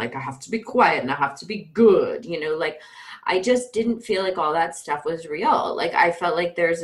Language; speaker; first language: English; native; English